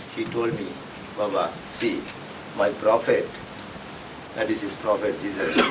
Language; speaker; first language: English; non-native, local second language; Tamil